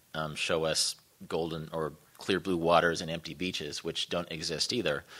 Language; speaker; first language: English; native; English